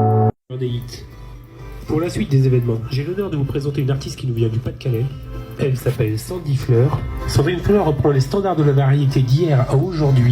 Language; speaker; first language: French; native; French